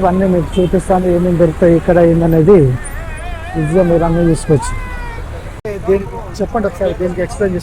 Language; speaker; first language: Telugu; native; Telugu